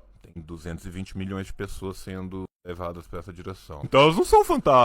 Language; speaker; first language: Portuguese; native; Portuguese